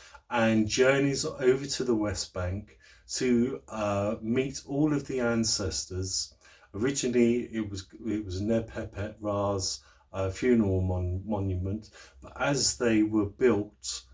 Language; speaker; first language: English; native; English